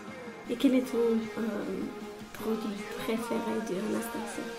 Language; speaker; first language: French; non-native, learner; Romanian